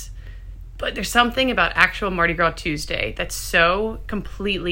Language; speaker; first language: English; native; English